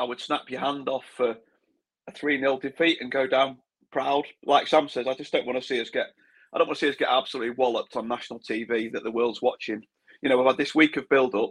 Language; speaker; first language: English; native; English